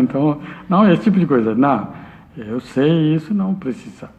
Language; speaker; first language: Portuguese; non-native, learner; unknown